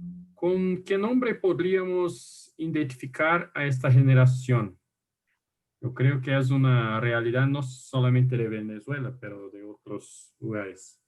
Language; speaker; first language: Spanish; non-native, fluent; Portuguese